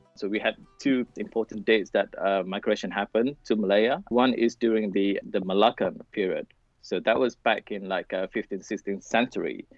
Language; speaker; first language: English; non-native, local second language; Malay